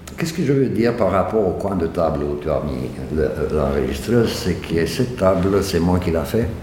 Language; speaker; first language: French; non-native, fluent; Romanian